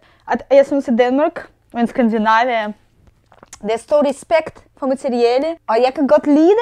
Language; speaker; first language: Danish; non-native, fluent; Russian